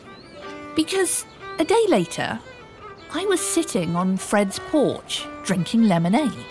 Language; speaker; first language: English; native; English